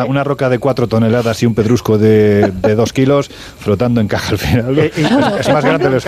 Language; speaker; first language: Spanish; native; Spanish